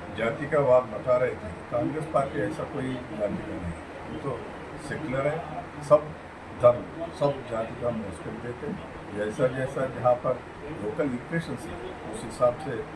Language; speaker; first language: Hindi; non-native, local second language; Telugu